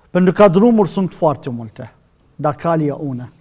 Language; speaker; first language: Romanian; non-native, learner; Arabic